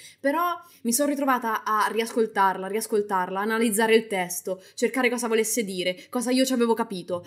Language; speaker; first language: Italian; native; Italian